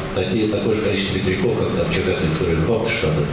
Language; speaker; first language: Russian; native; Russian